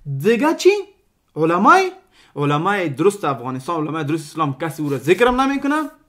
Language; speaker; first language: Persian; non-native, local second language; Pashto